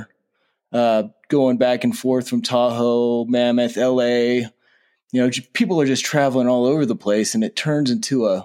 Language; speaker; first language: English; native; English